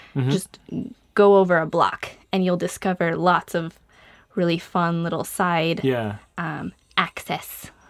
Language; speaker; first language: English; native; English